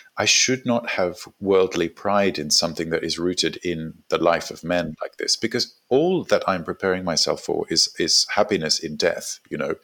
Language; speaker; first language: English; native; English